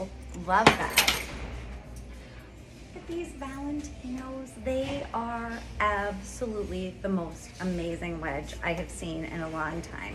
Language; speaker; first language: English; native; English